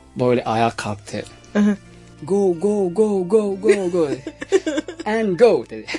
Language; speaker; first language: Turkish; non-native, fluent; Somali